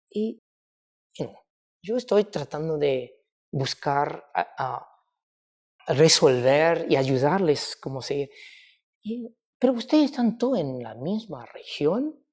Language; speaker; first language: Spanish; non-native, fluent; Chinese